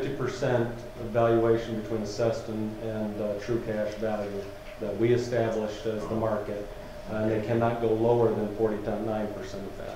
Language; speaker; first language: English; native; English